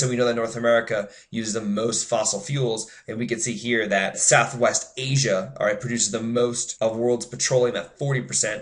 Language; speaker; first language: English; native; English